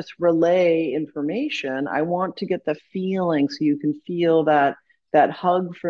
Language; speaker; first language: English; native; English